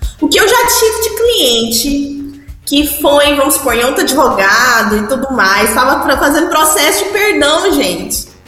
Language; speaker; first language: Portuguese; early bilingual, heritage; Portuguese